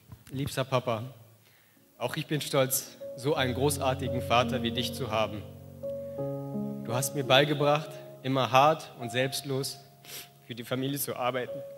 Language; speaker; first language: German; native; German